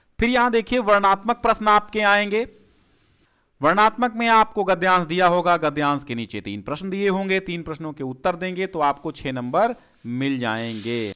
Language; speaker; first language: Hindi; native; Hindi